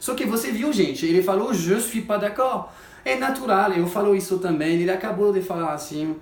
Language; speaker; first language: Portuguese; non-native, fluent; French